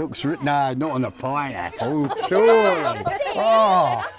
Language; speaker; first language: English; native; English